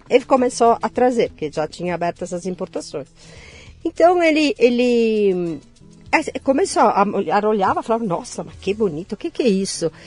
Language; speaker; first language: Portuguese; non-native, fluent; Italian